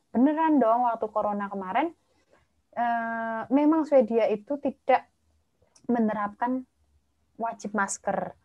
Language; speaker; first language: Indonesian; native; Indonesian